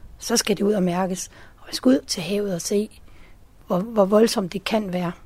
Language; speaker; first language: Danish; native; Danish